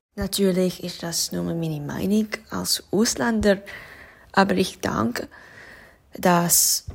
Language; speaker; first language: Swiss German; non-native, fluent; English